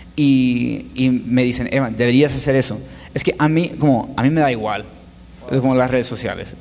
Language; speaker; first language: Spanish; non-native, fluent; English